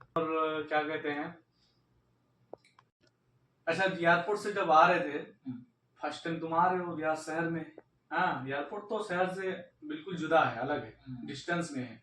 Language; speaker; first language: Hindi; native; Hindi